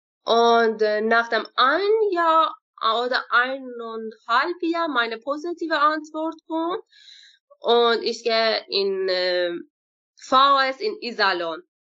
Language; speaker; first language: German; non-native, learner; Persian